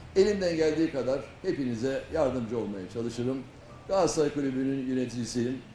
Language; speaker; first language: Turkish; native; Turkish